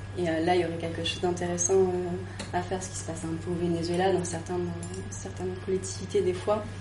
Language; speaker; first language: French; native; French